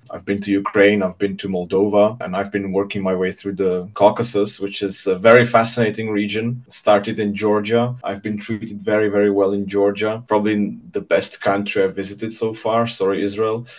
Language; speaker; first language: English; non-native, fluent; Czech